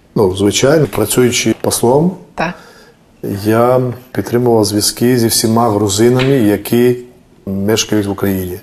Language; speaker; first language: Ukrainian; non-native, fluent; Georgian